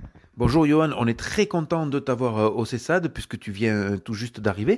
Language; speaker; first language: French; native; French